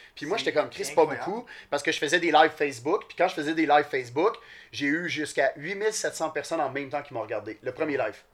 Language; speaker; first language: French; native; French